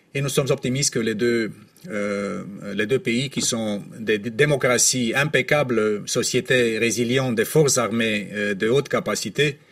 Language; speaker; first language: French; non-native, fluent; Romanian